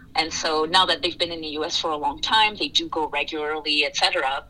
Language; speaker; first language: English; early bilingual, other home language; French